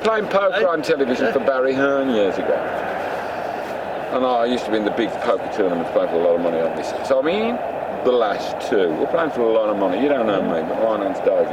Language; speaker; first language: English; native; English